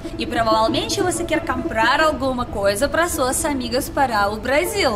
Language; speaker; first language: Portuguese; non-native, learner; Russian